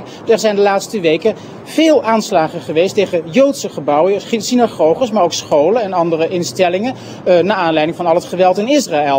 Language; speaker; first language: Dutch; native; Dutch